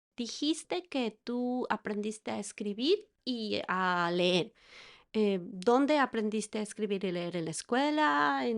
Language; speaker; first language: Spanish; native; Spanish